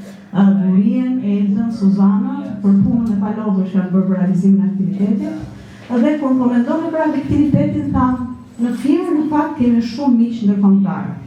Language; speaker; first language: Albanian; native; Albanian